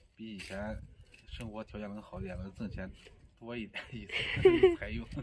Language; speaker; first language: Chinese; native; Chinese